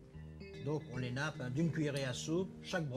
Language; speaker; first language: French; native; French